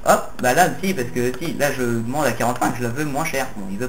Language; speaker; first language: French; native; French